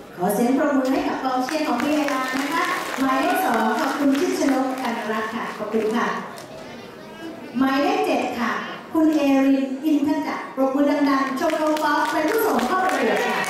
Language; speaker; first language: Thai; native; Thai